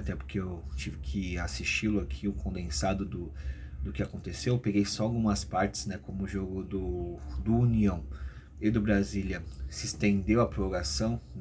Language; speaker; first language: Portuguese; native; Portuguese